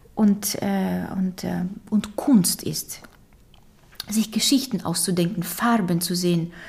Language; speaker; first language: German; early bilingual, other home language; Romanian